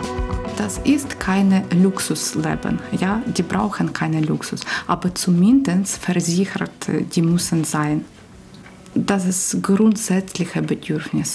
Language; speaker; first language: German; non-native, learner; Ukrainian